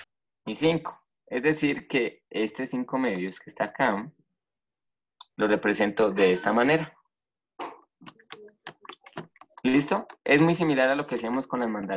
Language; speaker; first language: Spanish; native; Spanish